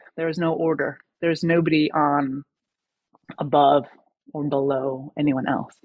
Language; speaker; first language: English; native; English